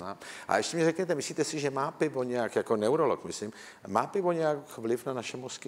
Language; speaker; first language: Czech; native; Czech